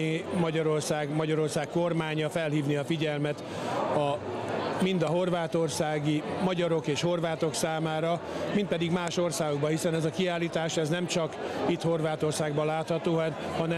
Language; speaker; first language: Hungarian; native; Hungarian